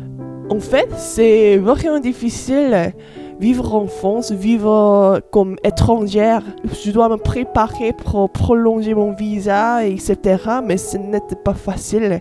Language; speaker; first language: French; non-native, learner; Korean